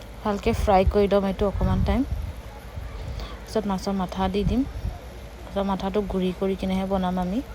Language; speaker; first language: Assamese; non-native, local second language; Manipuri